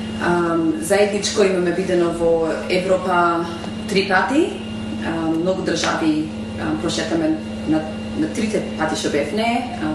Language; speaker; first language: Macedonian; early bilingual, heritage; Macedonian